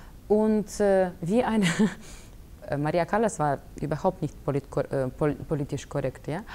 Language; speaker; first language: German; non-native, fluent; Russian